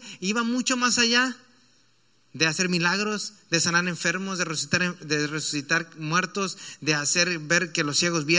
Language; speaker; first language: Spanish; native; Spanish